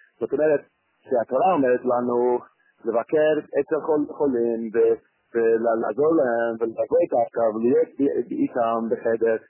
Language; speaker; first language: Hebrew; non-native, fluent; English